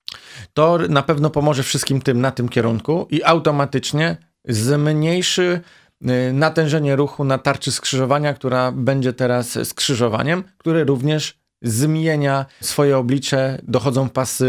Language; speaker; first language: Polish; native; Polish